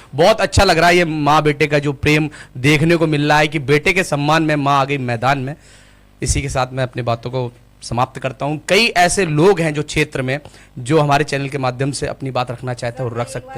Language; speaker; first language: Hindi; native; Hindi